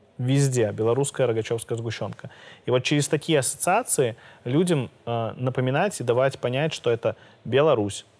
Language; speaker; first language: Russian; native; Russian